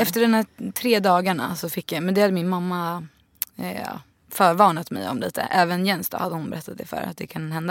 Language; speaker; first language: Swedish; native; Swedish